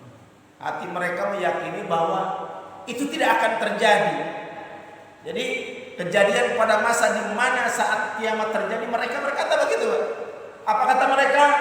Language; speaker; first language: Indonesian; native; Indonesian